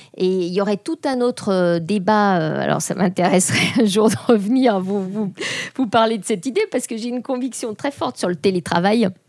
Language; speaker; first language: French; native; French